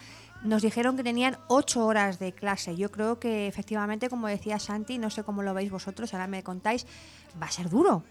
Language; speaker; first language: Spanish; native; Spanish